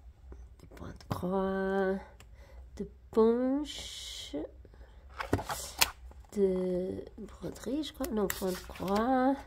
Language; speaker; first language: French; non-native, fluent; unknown